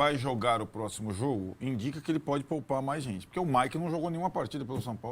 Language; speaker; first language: Portuguese; native; Portuguese